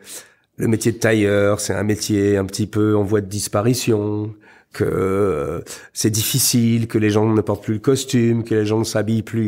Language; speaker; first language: French; native; French